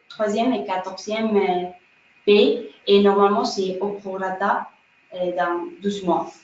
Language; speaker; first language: French; non-native, fluent; Spanish